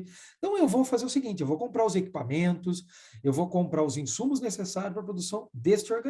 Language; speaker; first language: Portuguese; native; Portuguese